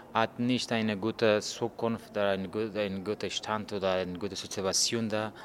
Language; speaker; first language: German; non-native, learner; Persian